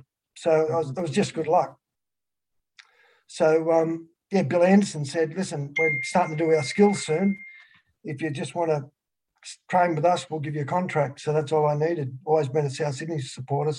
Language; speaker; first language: English; native; English